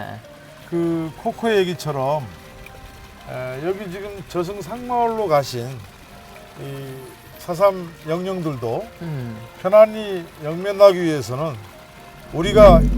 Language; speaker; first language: Korean; native; Korean